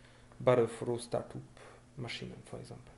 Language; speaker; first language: Norwegian; non-native, fluent; French